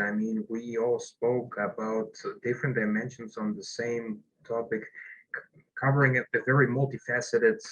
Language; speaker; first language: English; non-native, fluent; Greek